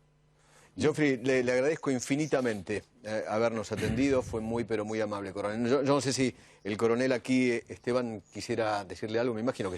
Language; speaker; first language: Spanish; native; Spanish